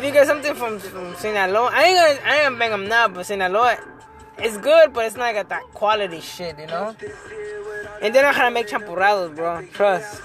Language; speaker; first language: English; early bilingual, other home language; Spanish